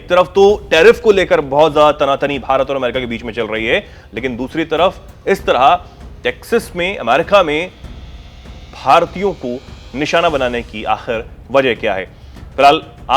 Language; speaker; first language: Hindi; native; Hindi